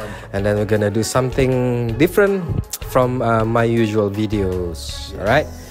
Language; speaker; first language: English; non-native, local second language; Malay